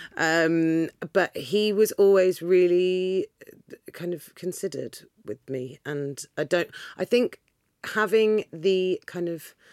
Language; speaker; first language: English; native; English